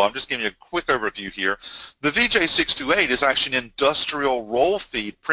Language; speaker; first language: English; native; English